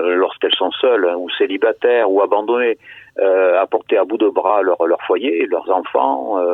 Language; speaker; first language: French; native; French